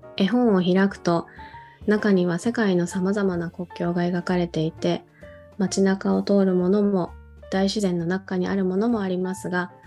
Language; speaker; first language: Japanese; non-native, fluent; Korean